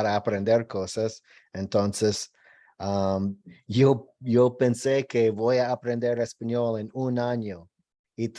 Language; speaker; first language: Spanish; non-native, learner; English